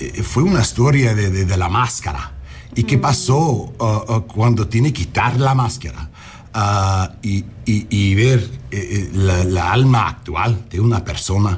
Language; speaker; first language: Spanish; early bilingual, heritage; English